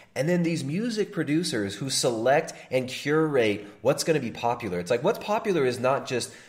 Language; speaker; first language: English; native; English